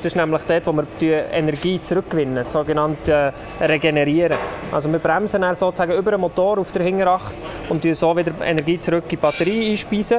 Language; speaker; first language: German; native; German